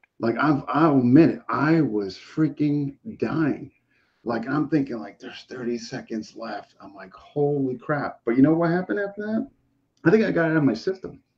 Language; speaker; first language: English; native; English